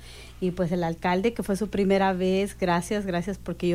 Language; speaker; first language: Spanish; native; Spanish